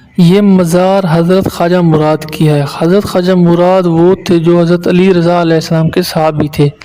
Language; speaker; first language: Urdu; native; Urdu